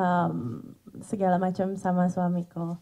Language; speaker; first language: Indonesian; native; Indonesian